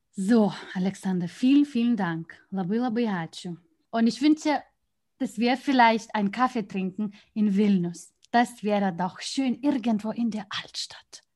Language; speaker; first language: German; non-native, fluent; Lithuanian